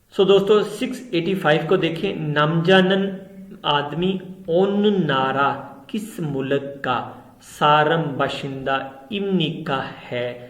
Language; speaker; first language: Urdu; non-native, local second language; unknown